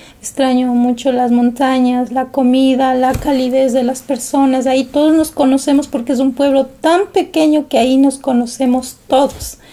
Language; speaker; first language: Spanish; native; Spanish